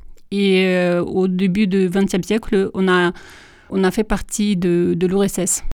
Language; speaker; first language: French; non-native, fluent; Russian